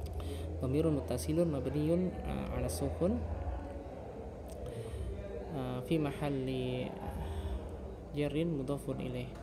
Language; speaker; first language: Arabic; non-native, fluent; Indonesian